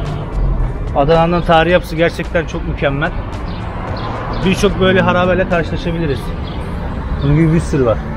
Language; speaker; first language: Turkish; native; Turkish